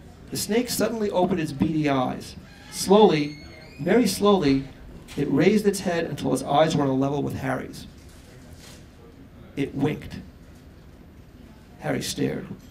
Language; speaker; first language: English; native; English